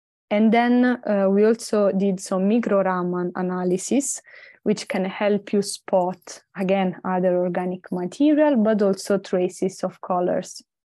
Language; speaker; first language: English; non-native, fluent; Italian